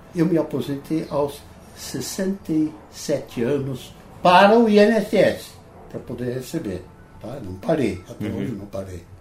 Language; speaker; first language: Portuguese; non-native, fluent; Dutch